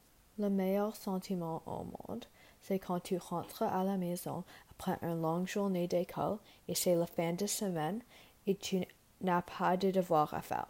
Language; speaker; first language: French; non-native, learner; English